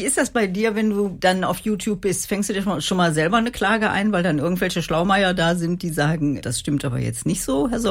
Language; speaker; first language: German; native; German